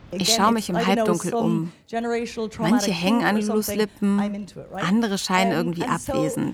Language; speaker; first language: German; native; German